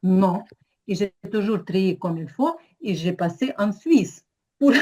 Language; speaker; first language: French; non-native, learner; Ukrainian